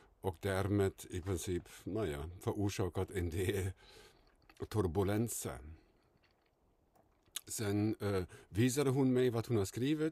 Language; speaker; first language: Swedish; non-native, fluent; German